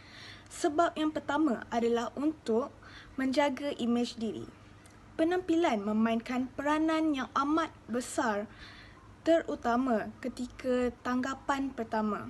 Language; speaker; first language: Malay; native; Malay